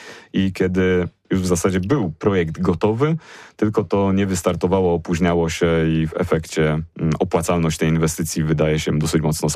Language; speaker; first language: Polish; native; Polish